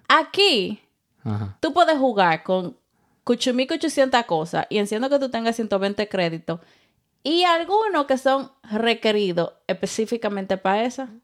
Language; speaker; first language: Spanish; native; Spanish